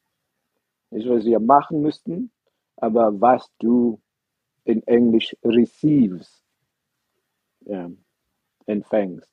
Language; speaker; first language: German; non-native, fluent; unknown